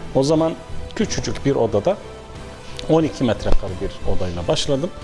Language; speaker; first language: Turkish; early bilingual, heritage; Arabic